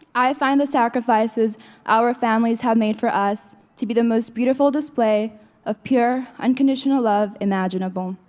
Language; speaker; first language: English; early bilingual, other home language; Spanish